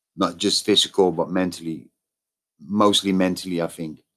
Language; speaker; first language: English; non-native, fluent; Dutch